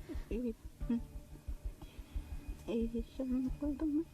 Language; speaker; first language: Spanish; non-native, local second language; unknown